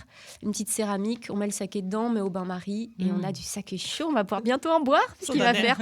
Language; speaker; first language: French; native; French